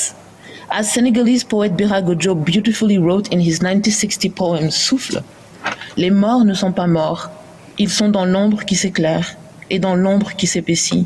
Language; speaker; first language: English; non-native, fluent; Wolof